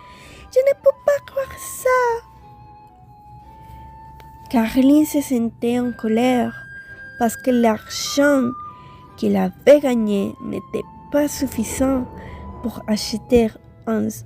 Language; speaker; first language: French; non-native, fluent; Spanish